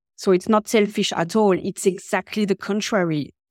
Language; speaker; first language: English; non-native, fluent; French